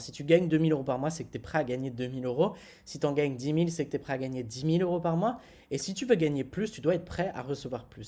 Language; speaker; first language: French; native; French